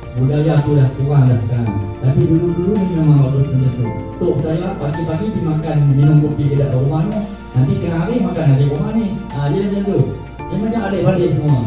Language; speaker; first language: Malay; non-native, local second language; Thai